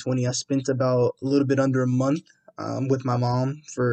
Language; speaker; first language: English; native; English